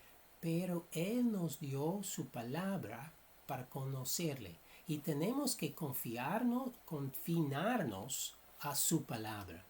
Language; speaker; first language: Spanish; non-native, fluent; English